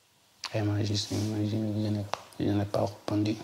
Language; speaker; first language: French; non-native, learner; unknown